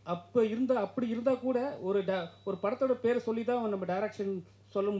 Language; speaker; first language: Tamil; native; Tamil